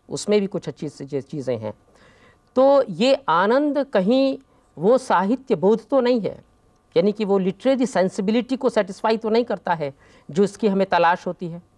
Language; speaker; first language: Hindi; native; Hindi